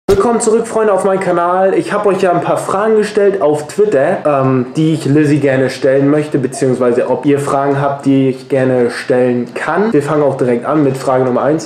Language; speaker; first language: German; native; German